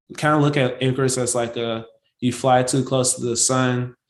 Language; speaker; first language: English; native; English